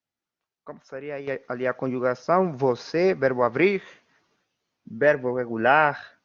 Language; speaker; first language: Portuguese; non-native, fluent; Spanish